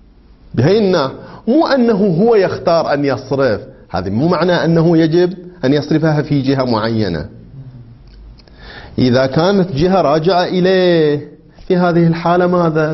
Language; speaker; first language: Arabic; native; Arabic